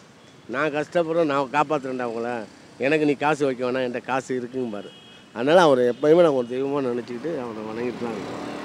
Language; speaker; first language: Tamil; native; Tamil